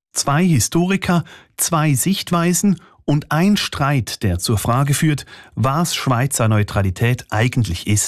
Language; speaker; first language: German; native; German